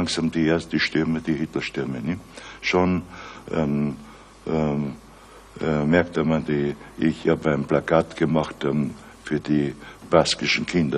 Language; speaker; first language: German; native; German